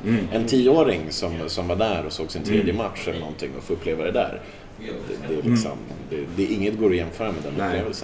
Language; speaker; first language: Swedish; native; Swedish